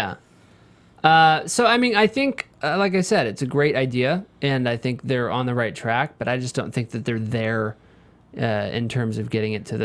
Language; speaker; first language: English; native; English